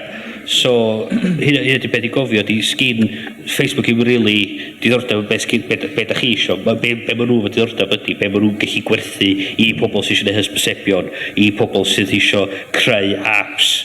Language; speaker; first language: Welsh; native; Welsh